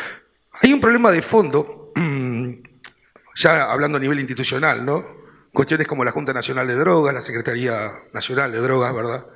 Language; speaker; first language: Spanish; native; Spanish